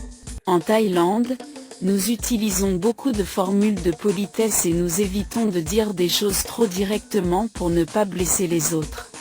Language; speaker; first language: French; non-native, fluent; Thai